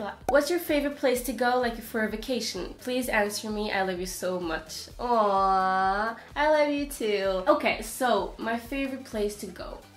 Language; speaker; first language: English; non-native, fluent; Portuguese